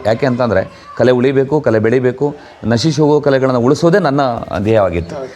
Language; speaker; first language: Kannada; non-native, local second language; Konkani